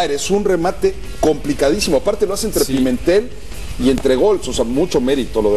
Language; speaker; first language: Spanish; native; Spanish